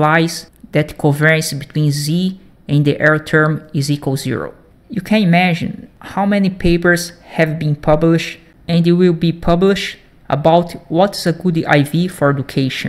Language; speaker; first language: English; non-native, fluent; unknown